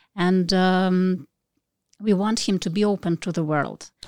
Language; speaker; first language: English; non-native, learner; Russian